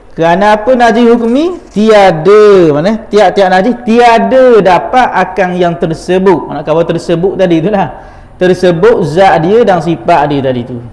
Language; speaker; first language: Malay; native; Malay